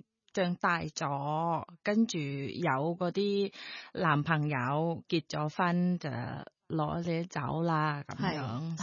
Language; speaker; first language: Cantonese; non-native, learner; Thai